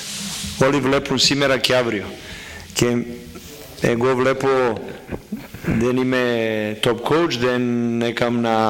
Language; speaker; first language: Greek; non-native, fluent; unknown